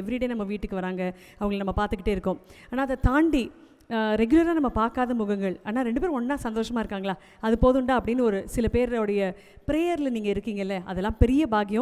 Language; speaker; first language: Tamil; native; Tamil